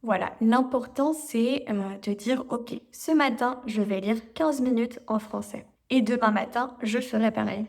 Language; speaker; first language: French; native; French